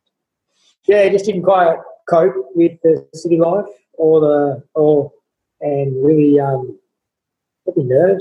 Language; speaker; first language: English; native; English